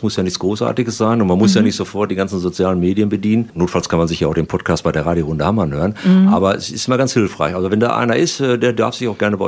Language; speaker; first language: German; native; German